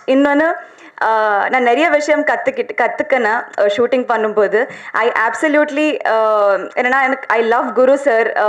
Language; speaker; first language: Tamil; non-native, learner; Telugu